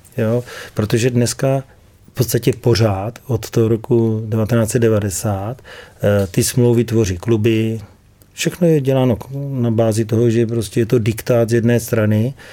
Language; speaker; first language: Czech; native; Czech